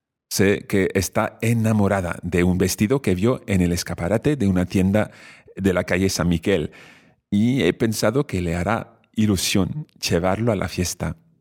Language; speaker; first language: Spanish; non-native, fluent; English